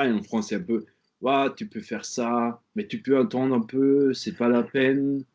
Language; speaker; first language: French; non-native, learner; German